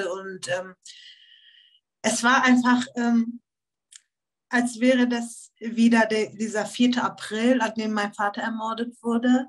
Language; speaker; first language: German; early bilingual, other home language; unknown